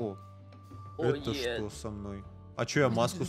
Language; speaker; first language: Russian; native; Russian